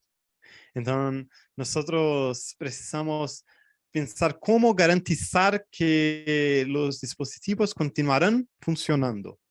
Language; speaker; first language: Spanish; non-native, fluent; Portuguese